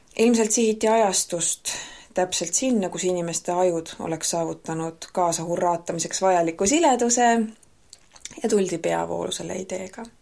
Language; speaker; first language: Estonian; native; Estonian